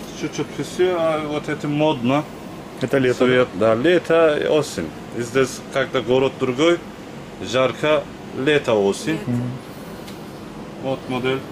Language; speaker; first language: Russian; non-native, learner; Turkish